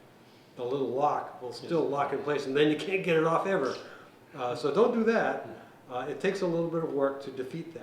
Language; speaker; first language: English; native; English